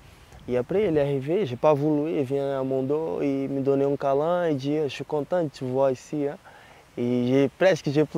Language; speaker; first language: French; non-native, learner; Portuguese